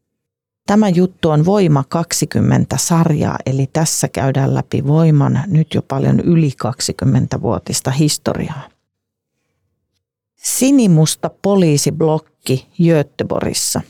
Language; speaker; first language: Finnish; native; Finnish